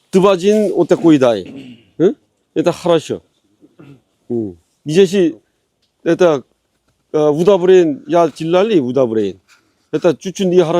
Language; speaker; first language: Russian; non-native, learner; Korean